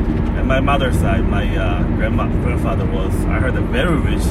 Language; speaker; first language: English; non-native, fluent; Korean